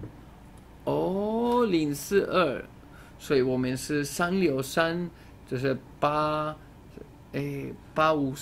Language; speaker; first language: Chinese; non-native, fluent; English